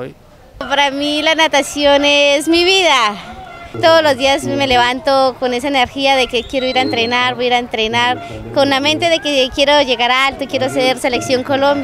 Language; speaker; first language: Spanish; native; Spanish